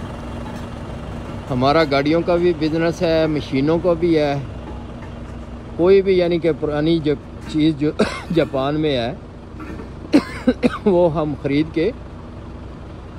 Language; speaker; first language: Urdu; non-native, local second language; Punjabi